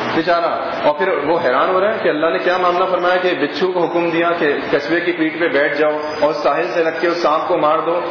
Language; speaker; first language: Urdu; native; Urdu